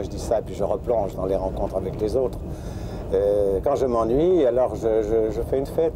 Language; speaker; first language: French; native; French